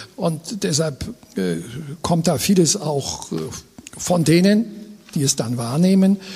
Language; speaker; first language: German; native; German